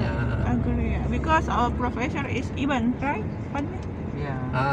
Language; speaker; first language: English; non-native, fluent; Indonesian